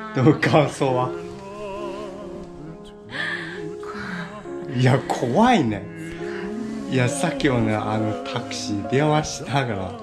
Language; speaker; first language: Japanese; non-native, fluent; Chinese